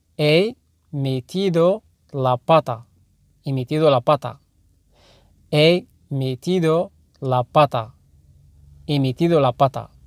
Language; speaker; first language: Spanish; non-native, fluent; Arabic